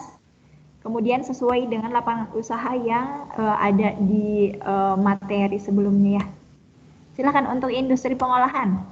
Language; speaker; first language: Indonesian; native; Indonesian